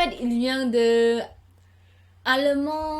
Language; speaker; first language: French; non-native, learner; Khmer